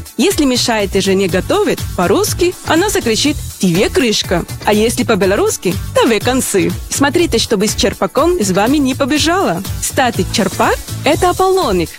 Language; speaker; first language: Russian; non-native, fluent; Spanish